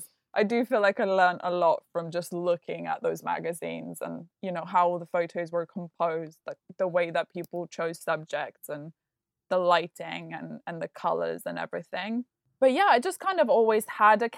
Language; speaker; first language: English; non-native, fluent; Lithuanian